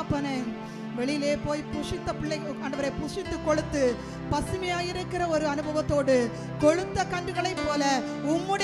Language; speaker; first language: Tamil; native; Tamil